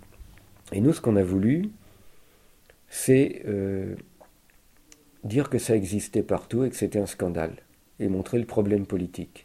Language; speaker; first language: French; native; French